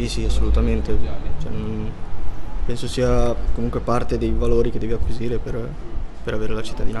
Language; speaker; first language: Italian; early bilingual, other home language; Spanish